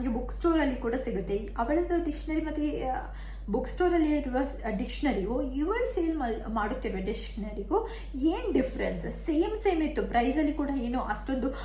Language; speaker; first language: Kannada; non-native, local second language; Tulu